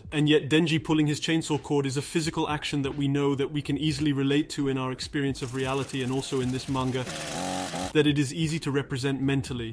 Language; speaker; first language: English; non-native, fluent; French